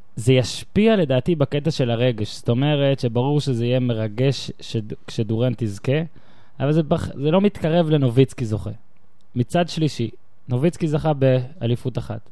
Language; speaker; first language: Hebrew; native; Hebrew